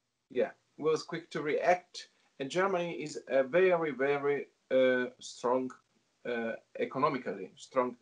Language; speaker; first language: English; non-native, learner; Italian